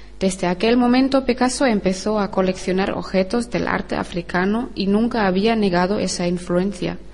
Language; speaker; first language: Spanish; non-native, learner; German